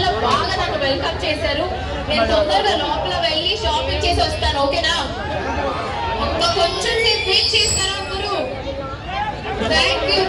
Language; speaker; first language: Telugu; non-native, fluent; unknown